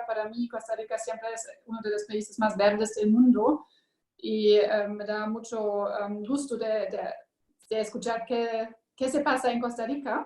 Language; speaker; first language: Spanish; non-native, learner; German